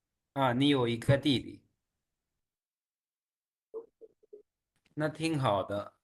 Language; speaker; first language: Chinese; non-native, fluent; Urdu